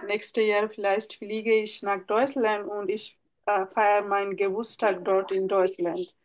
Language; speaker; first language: German; non-native, learner; Bangla